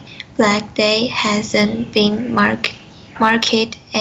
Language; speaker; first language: English; non-native, learner; Chinese